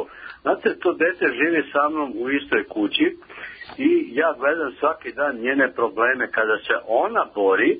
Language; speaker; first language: Serbian; native; Serbian